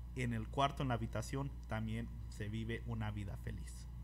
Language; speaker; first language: Spanish; native; Spanish